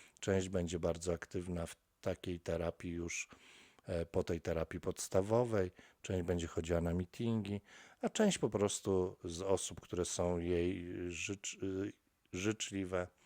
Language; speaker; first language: Polish; native; Polish